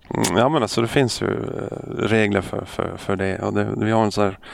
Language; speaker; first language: Swedish; native; Swedish